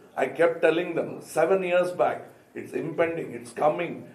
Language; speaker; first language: English; non-native, local second language; Tamil